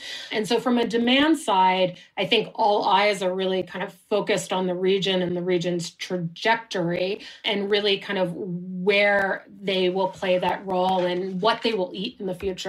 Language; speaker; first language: English; native; English